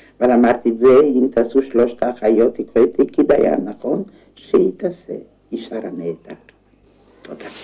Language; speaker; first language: Hebrew; non-native, fluent; Romanian